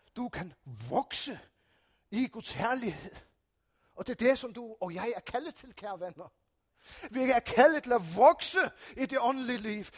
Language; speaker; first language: Danish; non-native, local second language; Faroese